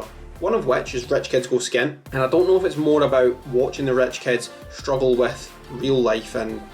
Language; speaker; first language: English; native; English